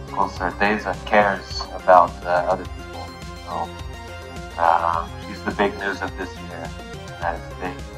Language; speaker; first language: Spanish; non-native, learner; English